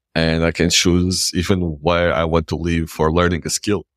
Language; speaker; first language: English; non-native, fluent; Portuguese